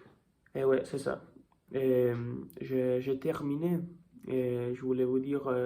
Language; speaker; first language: French; non-native, learner; Italian